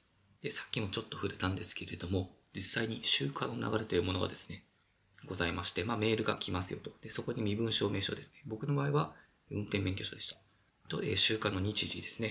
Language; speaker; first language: Japanese; native; Japanese